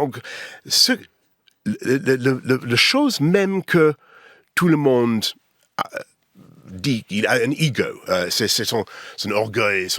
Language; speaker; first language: French; non-native, learner; English